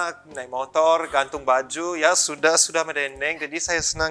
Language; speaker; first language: Indonesian; early bilingual, other home language; English